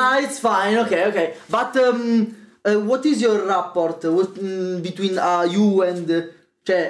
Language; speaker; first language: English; non-native, learner; Italian